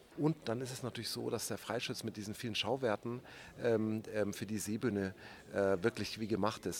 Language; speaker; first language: German; native; German